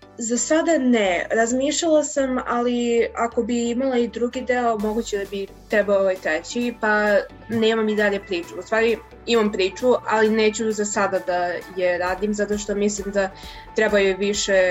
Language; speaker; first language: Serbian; early bilingual, heritage; English